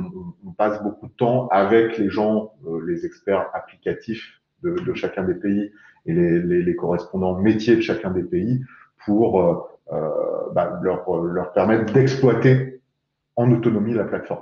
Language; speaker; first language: French; native; French